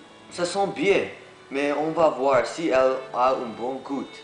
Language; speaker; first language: French; non-native, learner; English